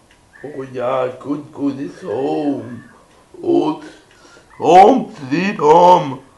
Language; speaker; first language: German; non-native, learner; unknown